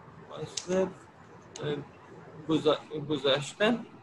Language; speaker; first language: Persian; non-native, learner; Urdu